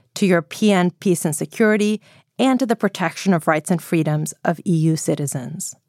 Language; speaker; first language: English; non-native, fluent; Greek